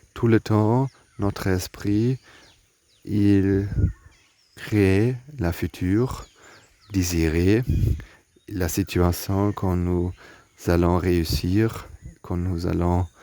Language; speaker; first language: French; non-native, learner; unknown